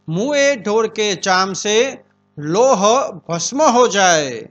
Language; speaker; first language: Hindi; non-native, local second language; Gujarati